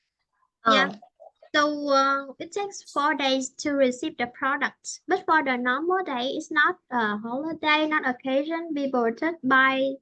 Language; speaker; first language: English; non-native, fluent; Vietnamese